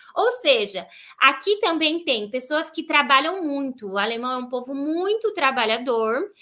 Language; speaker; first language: Portuguese; native; Portuguese